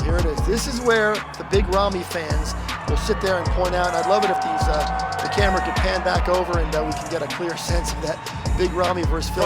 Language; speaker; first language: English; native; English